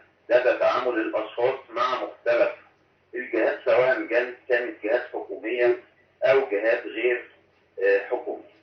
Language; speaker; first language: Arabic; native; Arabic